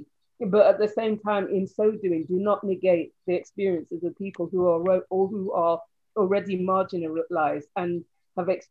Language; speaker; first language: English; native; English